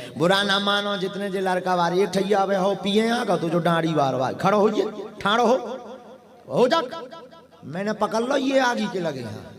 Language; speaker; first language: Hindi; native; Hindi